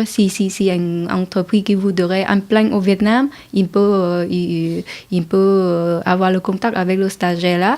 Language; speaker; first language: French; non-native, learner; Vietnamese